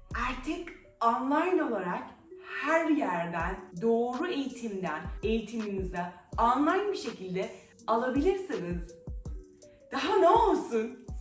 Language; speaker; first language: Turkish; non-native, fluent; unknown